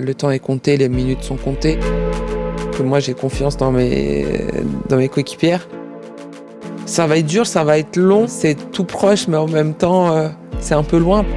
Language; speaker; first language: French; early bilingual, other home language; Croatian